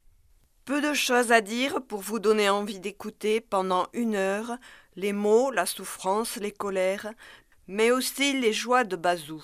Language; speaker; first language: French; native; French